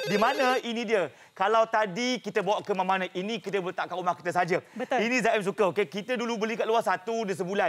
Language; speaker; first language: Malay; native; Malay